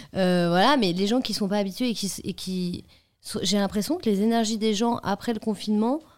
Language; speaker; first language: French; native; French